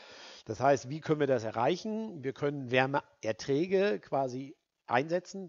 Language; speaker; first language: German; native; German